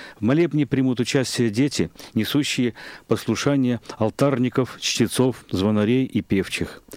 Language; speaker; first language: Russian; native; Russian